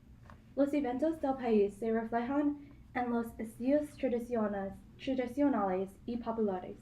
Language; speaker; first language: Spanish; non-native, learner; English